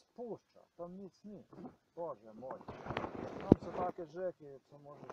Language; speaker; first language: Polish; non-native, learner; Croatian